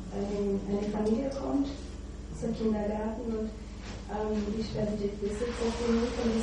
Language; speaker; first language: German; non-native, fluent; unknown